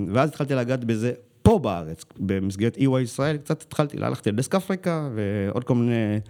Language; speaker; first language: Hebrew; early bilingual, other home language; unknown